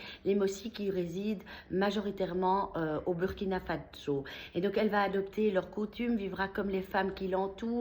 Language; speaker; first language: French; native; French